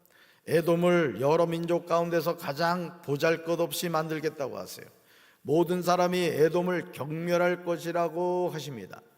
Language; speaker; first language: Korean; native; Korean